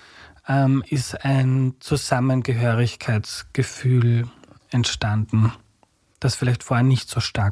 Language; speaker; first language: German; native; German